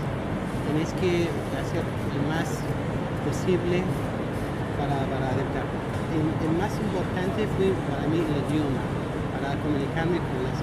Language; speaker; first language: Spanish; non-native, learner; Arabic